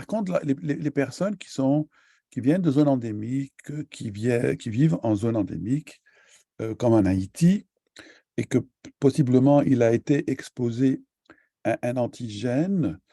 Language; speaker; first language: French; native; French